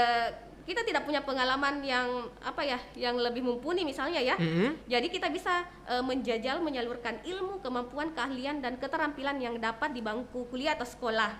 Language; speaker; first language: Indonesian; native; Indonesian